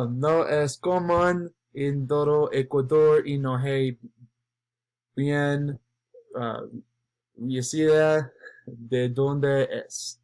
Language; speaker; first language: Spanish; non-native, learner; English